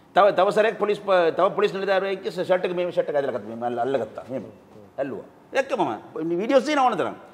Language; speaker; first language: Sinhala; non-native, local second language; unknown